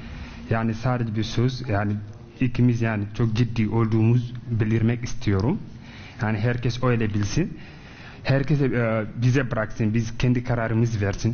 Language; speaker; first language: Turkish; non-native, learner; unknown